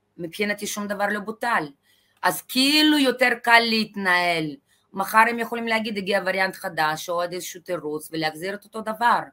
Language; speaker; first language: Hebrew; non-native, fluent; Russian